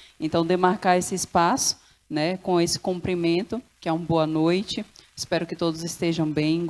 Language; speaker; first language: Portuguese; non-native, local second language; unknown